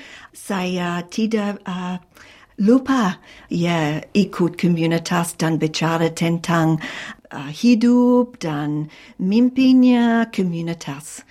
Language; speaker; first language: Indonesian; non-native, fluent; English